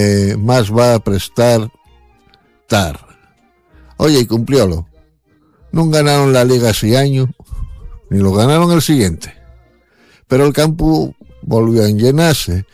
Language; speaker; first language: Spanish; native; Spanish